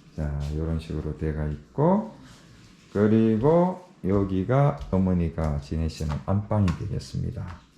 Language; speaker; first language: Korean; native; Korean